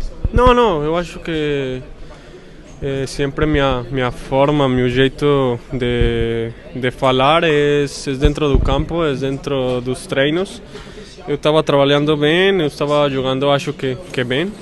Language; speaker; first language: Portuguese; non-native, fluent; Spanish